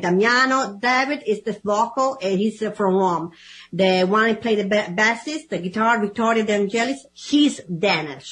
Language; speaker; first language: English; non-native, fluent; Italian